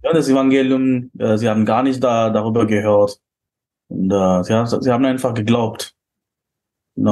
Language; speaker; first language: German; non-native, fluent; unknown